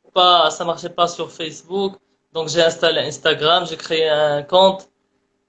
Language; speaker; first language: French; non-native, local second language; Arabic